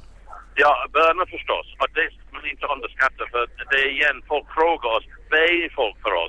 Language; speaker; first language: Swedish; non-native, fluent; English